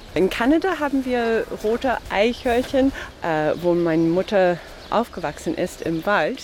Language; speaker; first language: German; non-native, fluent; English